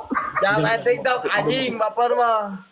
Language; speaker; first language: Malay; non-native, local second language; Sundanese